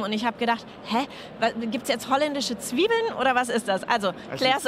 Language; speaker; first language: German; native; German